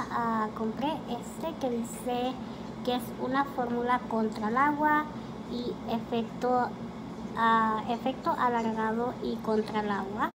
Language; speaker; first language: Spanish; early bilingual, heritage; Spanish